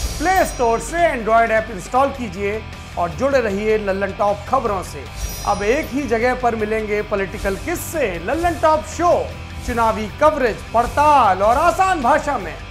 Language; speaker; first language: Hindi; native; Hindi